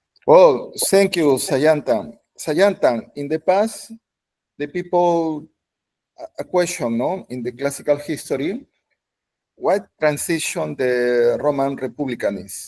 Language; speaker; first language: English; non-native, learner; Spanish